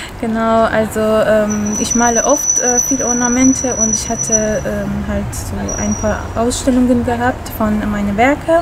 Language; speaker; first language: German; early bilingual, other home language; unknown